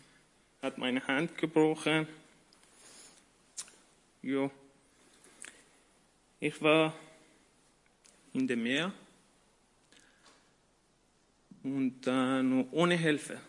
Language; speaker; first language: German; non-native, learner; Persian